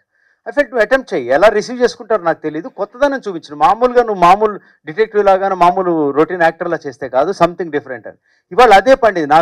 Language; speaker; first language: Telugu; native; Telugu